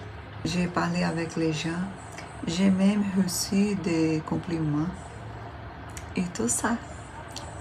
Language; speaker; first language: French; non-native, learner; Portuguese